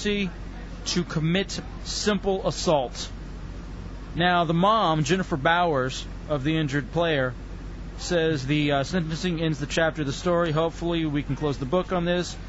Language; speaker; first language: English; native; English